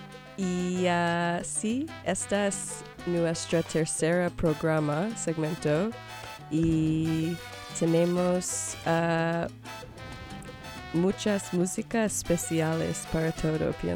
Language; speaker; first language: Spanish; non-native, learner; English